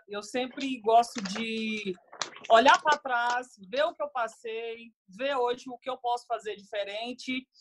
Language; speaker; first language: Portuguese; native; Portuguese